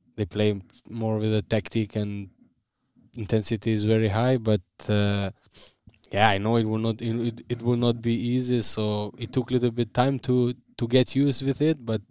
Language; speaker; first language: English; non-native, fluent; Albanian